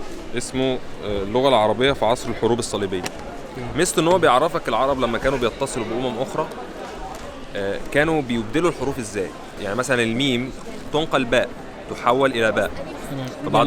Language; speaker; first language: Arabic; native; Arabic